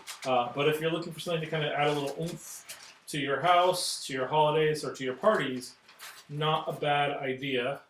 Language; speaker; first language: English; native; English